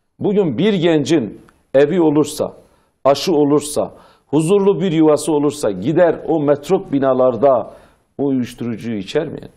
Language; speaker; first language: Turkish; non-native, local second language; Zaza